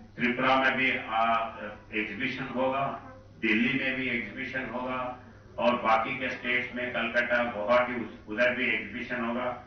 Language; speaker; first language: Hindi; non-native, local second language; Telugu